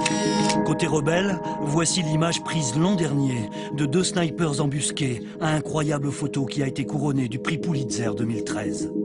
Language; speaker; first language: French; native; French